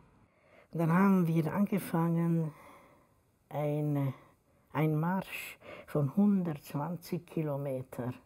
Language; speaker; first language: German; non-native, fluent; Hungarian